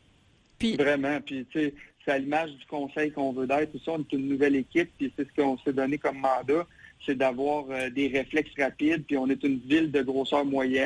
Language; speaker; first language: French; native; French